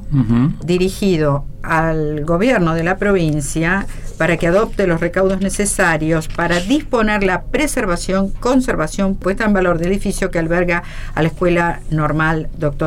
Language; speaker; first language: Spanish; native; Spanish